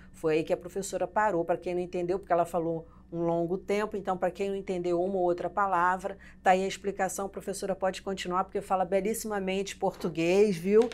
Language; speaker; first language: Portuguese; native; Portuguese